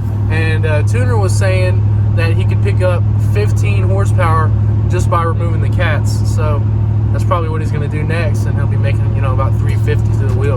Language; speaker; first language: English; native; English